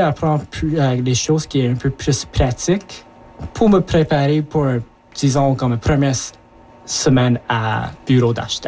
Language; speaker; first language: French; early bilingual, other home language; Japanese